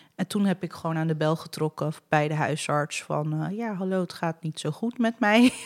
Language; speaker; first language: Dutch; early bilingual, other home language; Arabic